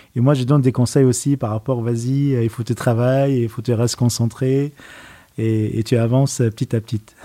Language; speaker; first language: French; non-native, fluent; Arabic